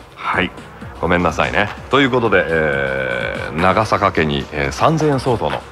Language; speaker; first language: Japanese; early bilingual, heritage; Japanese